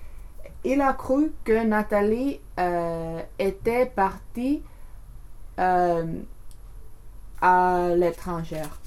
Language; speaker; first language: French; non-native, learner; English